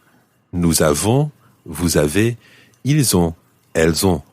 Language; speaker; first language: French; non-native, fluent; English